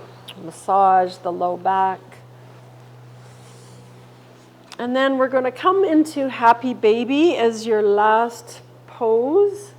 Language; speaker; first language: English; native; English